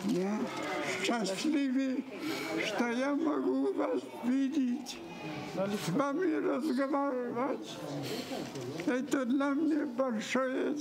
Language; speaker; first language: Russian; non-native, fluent; Polish